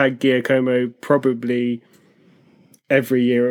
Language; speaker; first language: English; native; English